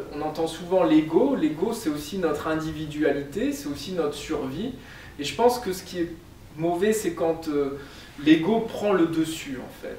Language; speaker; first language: French; native; French